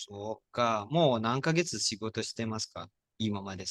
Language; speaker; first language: Japanese; non-native, fluent; Indonesian